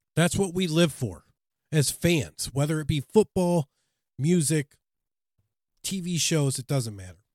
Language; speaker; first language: English; native; English